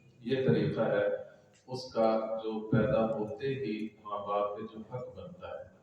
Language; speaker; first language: Urdu; non-native, local second language; Punjabi